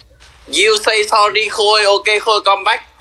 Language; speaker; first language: English; non-native, learner; Vietnamese